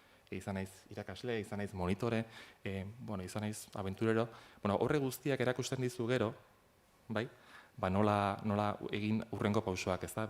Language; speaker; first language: Basque; native; Basque